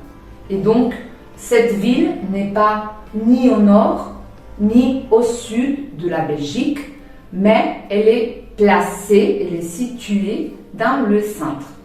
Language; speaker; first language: French; non-native, fluent; Spanish